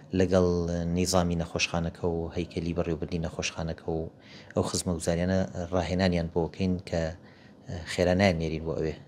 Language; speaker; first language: Central Kurdish; native; Central Kurdish